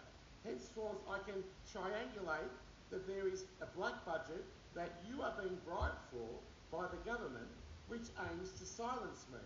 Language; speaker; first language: English; native; English